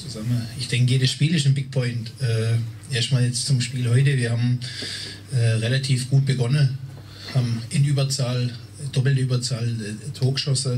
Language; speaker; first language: German; native; German